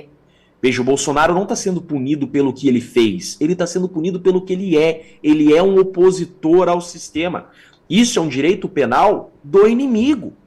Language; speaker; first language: Portuguese; native; Portuguese